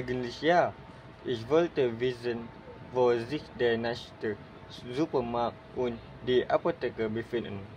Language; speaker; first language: German; non-native, learner; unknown